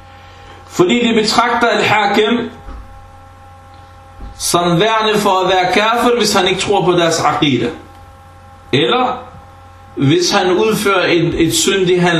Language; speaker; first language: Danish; early bilingual, other home language; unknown